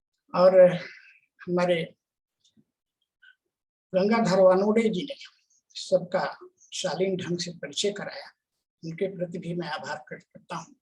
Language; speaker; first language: Hindi; native; Hindi